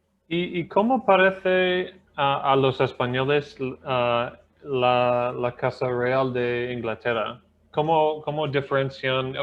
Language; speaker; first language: Spanish; non-native, fluent; English